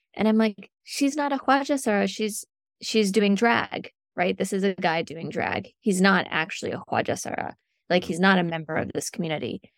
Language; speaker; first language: English; native; English